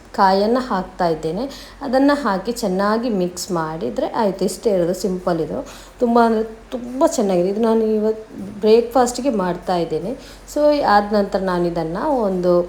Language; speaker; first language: Kannada; non-native, local second language; Badaga